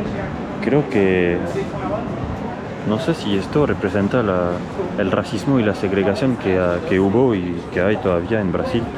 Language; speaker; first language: Spanish; non-native, fluent; French